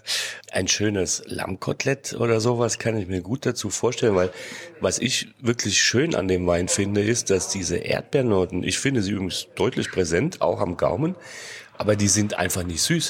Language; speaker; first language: German; native; German